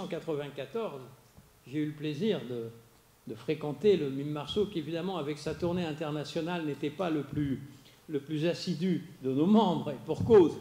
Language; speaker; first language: French; native; French